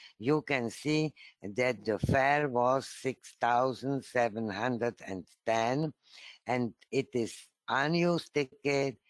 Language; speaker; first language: English; non-native, fluent; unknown